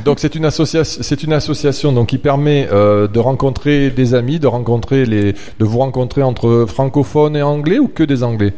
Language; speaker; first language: French; native; French